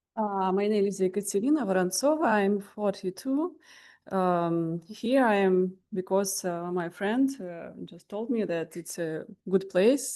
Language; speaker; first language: English; non-native, learner; Russian